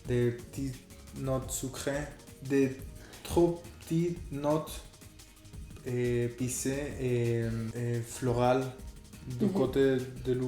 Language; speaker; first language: French; non-native, fluent; Spanish